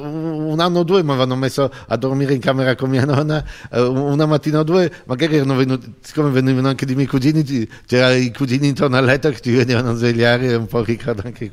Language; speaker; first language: Italian; native; Italian